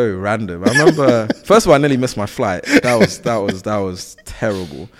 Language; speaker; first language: English; native; English